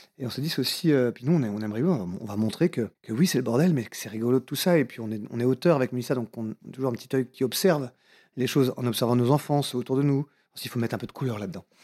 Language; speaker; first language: French; native; French